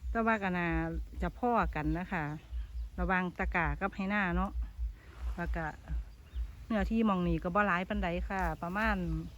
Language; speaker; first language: Thai; native; Thai